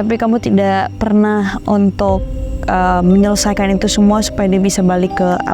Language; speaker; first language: Indonesian; native; Indonesian